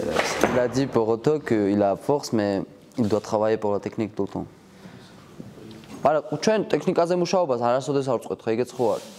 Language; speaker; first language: French; non-native, learner; Georgian